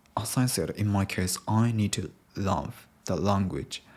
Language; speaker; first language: English; non-native, learner; Japanese